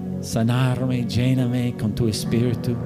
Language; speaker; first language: Spanish; non-native, learner; English